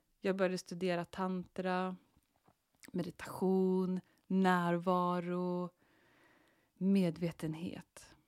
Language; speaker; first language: Swedish; native; Swedish